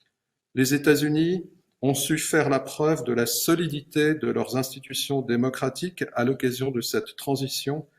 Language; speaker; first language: French; native; French